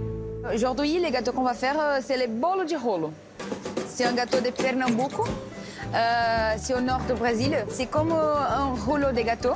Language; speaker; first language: French; non-native, fluent; Portuguese